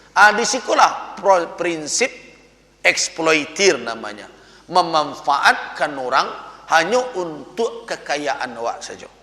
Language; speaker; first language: Malay; non-native, local second language; Minangkabau